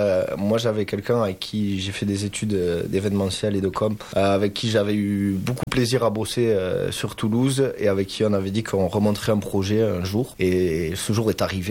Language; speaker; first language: French; native; French